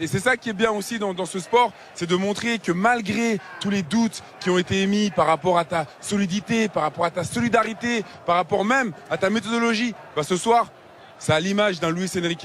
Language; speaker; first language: French; native; French